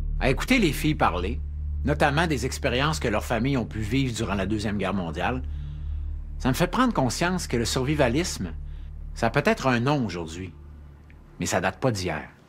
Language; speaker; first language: French; native; French